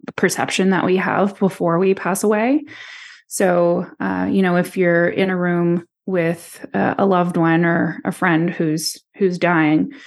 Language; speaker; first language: English; native; English